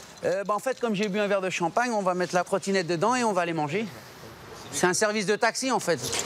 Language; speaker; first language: French; native; French